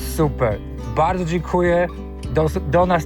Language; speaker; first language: Polish; non-native, learner; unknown